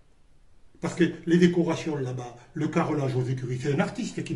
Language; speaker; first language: French; native; French